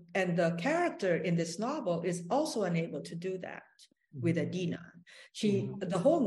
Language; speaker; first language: English; non-native, local second language; Waray